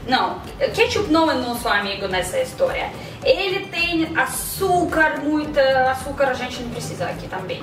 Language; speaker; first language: Portuguese; non-native, fluent; Russian